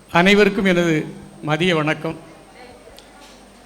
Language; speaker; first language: Tamil; native; Tamil